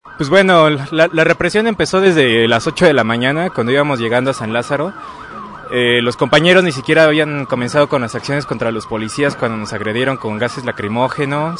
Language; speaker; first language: Spanish; native; Spanish